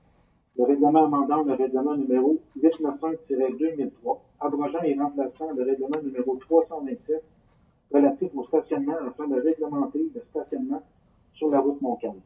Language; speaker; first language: French; native; French